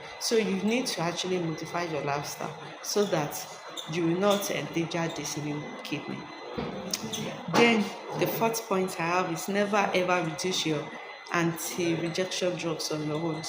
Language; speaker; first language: English; non-native, local second language; Yoruba